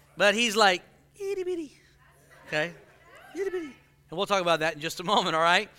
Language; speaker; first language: English; native; English